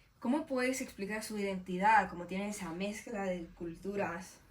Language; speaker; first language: Spanish; non-native, learner; English